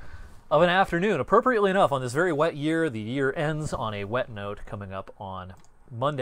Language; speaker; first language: English; native; English